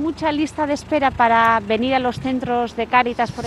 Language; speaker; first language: Spanish; native; Spanish